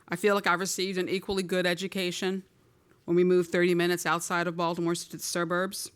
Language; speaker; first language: English; native; English